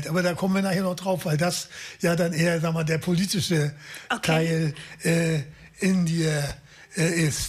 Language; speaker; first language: German; native; German